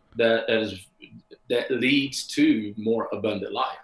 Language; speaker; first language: English; native; English